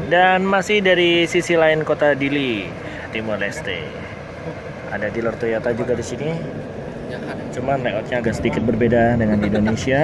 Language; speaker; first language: Indonesian; native; Indonesian